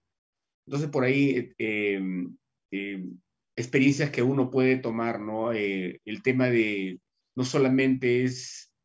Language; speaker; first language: Spanish; native; Spanish